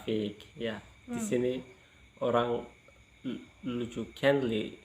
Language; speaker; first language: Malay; non-native, learner; Turkish